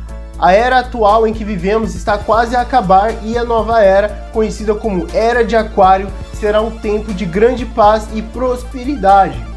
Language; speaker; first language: Portuguese; native; Portuguese